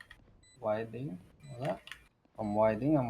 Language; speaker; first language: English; non-native, local second language; Filipino